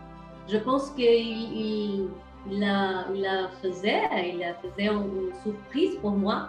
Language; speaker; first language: French; non-native, learner; Portuguese